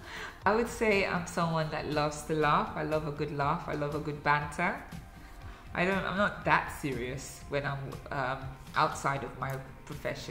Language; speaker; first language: English; early bilingual, other home language; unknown